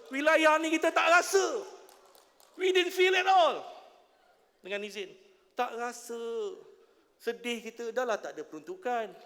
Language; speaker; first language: Malay; native; Malay